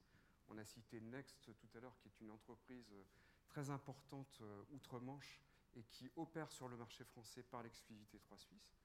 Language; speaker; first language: French; native; French